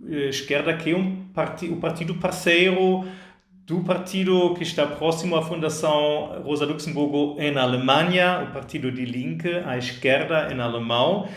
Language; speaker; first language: Portuguese; non-native, fluent; German